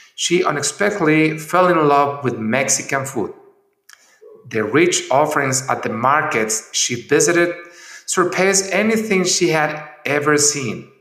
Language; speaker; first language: English; non-native, fluent; Spanish